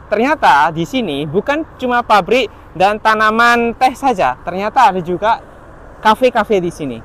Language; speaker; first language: Indonesian; native; Indonesian